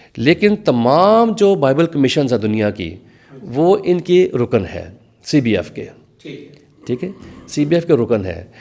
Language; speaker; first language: Urdu; non-native, local second language; Punjabi